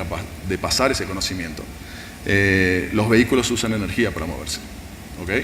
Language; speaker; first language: Spanish; native; Spanish